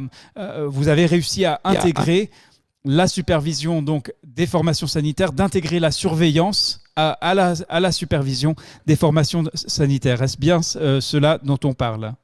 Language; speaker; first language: French; native; French